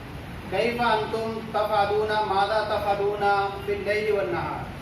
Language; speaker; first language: Arabic; non-native, fluent; Urdu